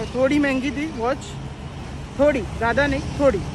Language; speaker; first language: Hindi; non-native, local second language; Marathi